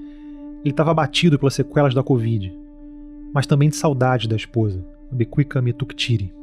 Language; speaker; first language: Portuguese; native; Portuguese